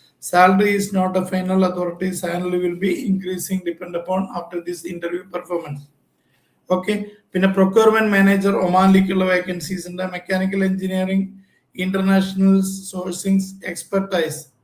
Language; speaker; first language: English; non-native, local second language; Malayalam